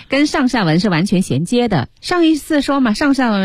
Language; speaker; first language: Chinese; native; Chinese